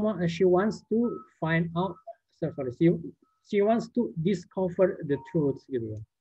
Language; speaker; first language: English; non-native, fluent; Indonesian